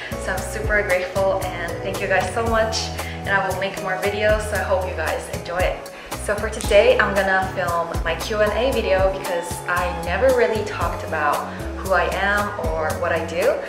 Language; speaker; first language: English; non-native, fluent; Japanese